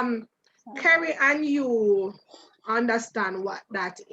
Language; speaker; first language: English; native; English